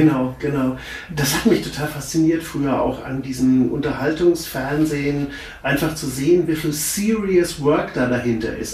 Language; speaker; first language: German; native; German